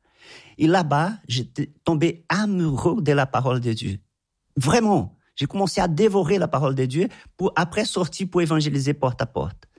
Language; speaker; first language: French; non-native, fluent; Portuguese